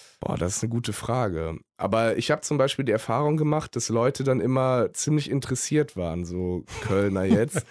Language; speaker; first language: German; native; German